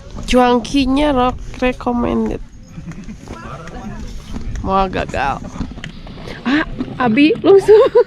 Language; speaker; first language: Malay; non-native, local second language; Sundanese